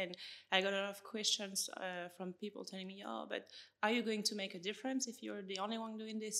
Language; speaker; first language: English; non-native, fluent; French